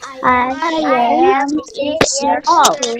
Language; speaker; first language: English; non-native, learner; Indonesian